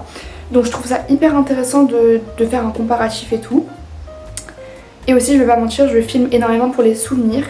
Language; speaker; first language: French; native; French